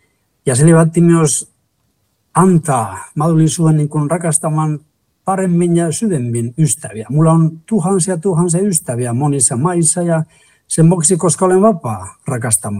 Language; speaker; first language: Finnish; non-native, fluent; Spanish